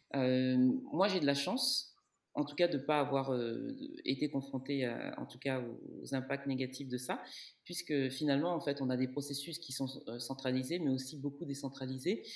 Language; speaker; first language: French; native; French